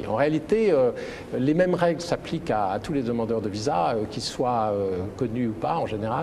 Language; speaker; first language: French; native; French